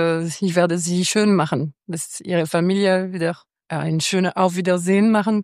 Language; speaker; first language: German; non-native, local second language; French